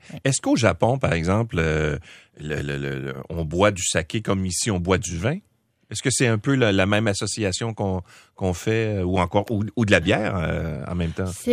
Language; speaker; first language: French; native; French